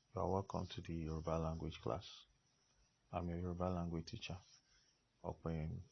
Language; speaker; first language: English; non-native, local second language; Yoruba